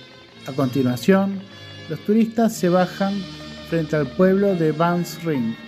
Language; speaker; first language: Spanish; non-native, fluent; Indonesian